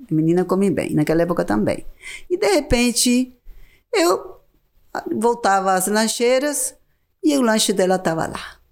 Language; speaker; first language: Portuguese; non-native, fluent; Spanish